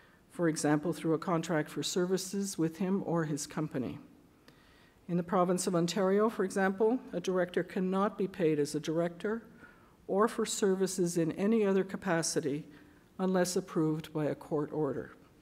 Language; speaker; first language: English; native; English